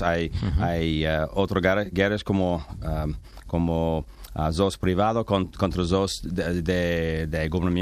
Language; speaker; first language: Spanish; non-native, learner; English